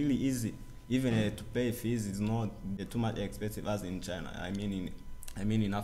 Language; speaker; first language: English; non-native, learner; Kinyarwanda